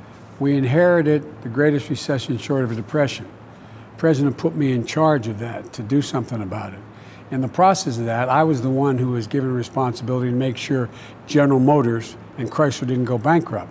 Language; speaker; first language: English; native; English